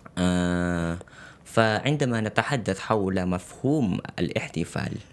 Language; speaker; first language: Arabic; non-native, fluent; Indonesian